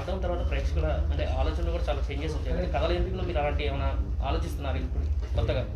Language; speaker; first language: Telugu; native; Telugu